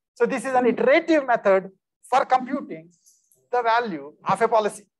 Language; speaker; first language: English; non-native, local second language; Telugu